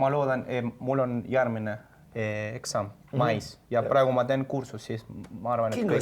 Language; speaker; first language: Estonian; non-native, learner; Spanish